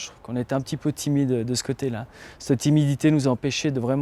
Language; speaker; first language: French; native; French